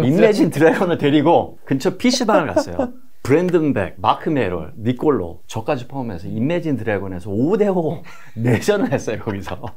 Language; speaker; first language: Korean; native; Korean